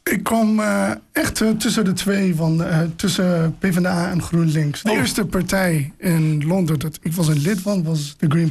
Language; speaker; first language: Dutch; non-native, fluent; English